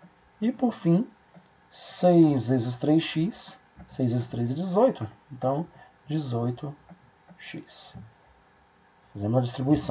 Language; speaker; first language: Portuguese; native; Portuguese